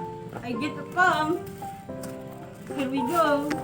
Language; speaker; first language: English; non-native, learner; Indonesian